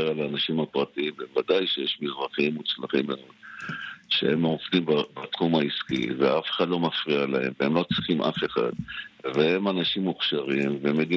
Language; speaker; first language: Hebrew; native; Hebrew